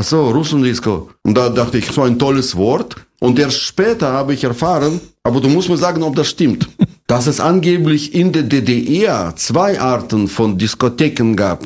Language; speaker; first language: German; non-native, fluent; Russian